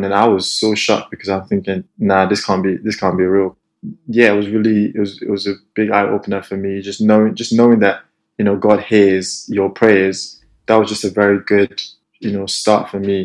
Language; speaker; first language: English; non-native, local second language; Yoruba